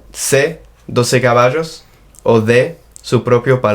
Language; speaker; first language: Spanish; non-native, fluent; English